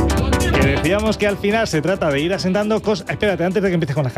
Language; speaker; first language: Spanish; native; Spanish